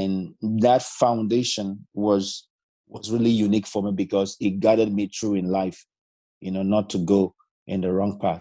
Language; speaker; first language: English; non-native, local second language; Igbo